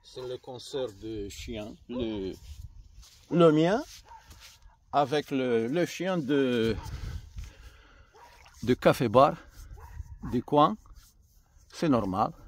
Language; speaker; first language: French; non-native, learner; Romanian